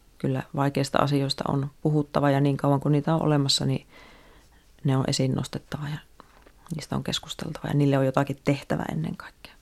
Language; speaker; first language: Finnish; native; Finnish